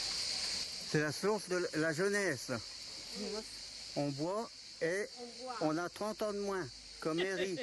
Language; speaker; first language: French; native; French